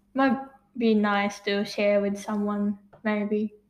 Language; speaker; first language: English; non-native, fluent; Japanese